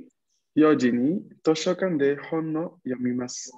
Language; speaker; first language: Japanese; non-native, fluent; Spanish